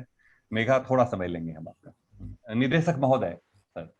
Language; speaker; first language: Hindi; native; Hindi